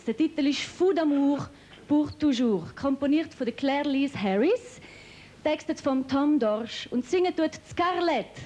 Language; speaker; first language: German; native; German